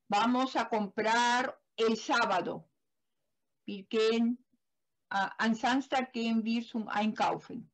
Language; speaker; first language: German; non-native, learner; Spanish